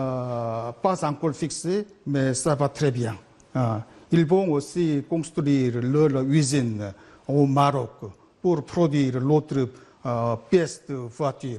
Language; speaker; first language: French; non-native, learner; Korean